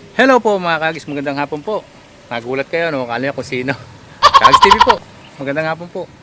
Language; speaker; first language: Filipino; native; Filipino